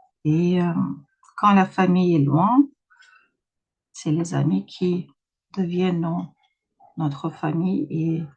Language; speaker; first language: French; non-native, fluent; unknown